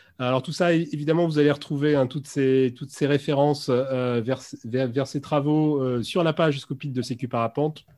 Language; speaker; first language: French; native; French